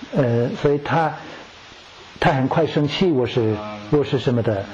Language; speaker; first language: Chinese; non-native, learner; English